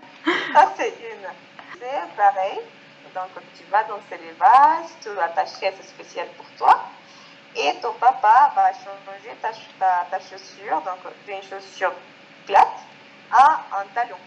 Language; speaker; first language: French; non-native, fluent; Spanish